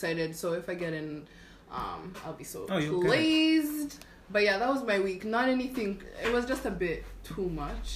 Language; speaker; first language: English; non-native, local second language; Kinyarwanda